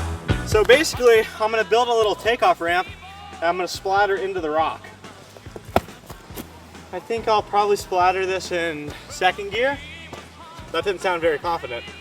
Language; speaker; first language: English; native; English